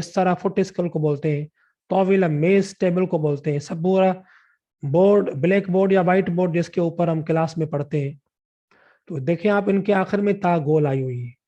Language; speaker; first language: Urdu; non-native, local second language; Sindhi